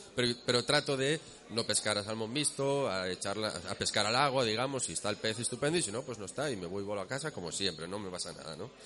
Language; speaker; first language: Spanish; native; Spanish